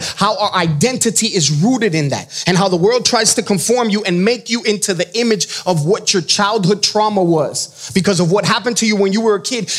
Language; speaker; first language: English; native; English